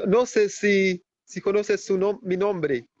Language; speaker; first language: Spanish; non-native, fluent; Haitian Creole